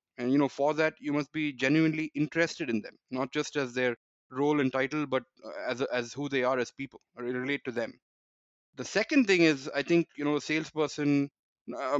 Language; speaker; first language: English; non-native, local second language; Tamil